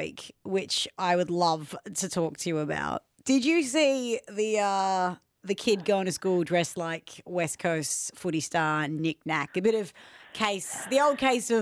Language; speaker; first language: English; native; English